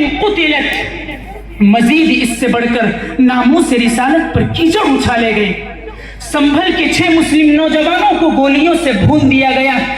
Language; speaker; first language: Urdu; native; Urdu